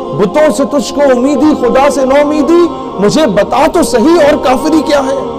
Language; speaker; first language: Urdu; non-native, local second language; Punjabi